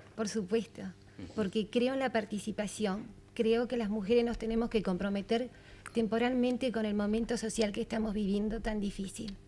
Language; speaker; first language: Spanish; early bilingual, other home language; Italian